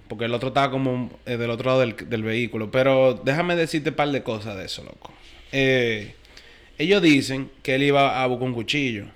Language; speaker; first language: Spanish; early bilingual, heritage; Spanish